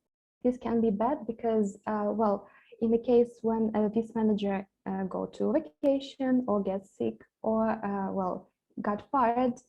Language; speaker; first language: English; non-native, fluent; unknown